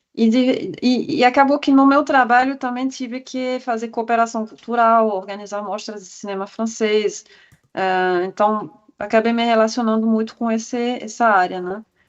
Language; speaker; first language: Portuguese; non-native, fluent; French